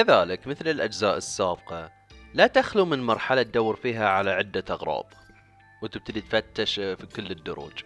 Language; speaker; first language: Arabic; native; Arabic